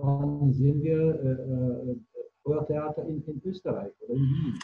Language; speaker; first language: German; non-native, fluent; Czech